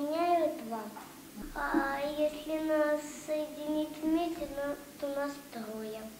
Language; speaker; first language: Russian; early bilingual, heritage; Russian